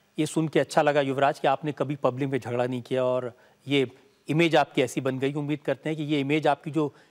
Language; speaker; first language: Hindi; native; Hindi